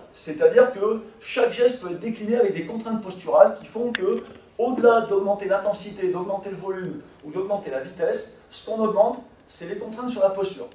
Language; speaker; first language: French; native; French